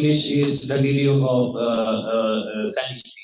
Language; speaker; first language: English; non-native, learner; Spanish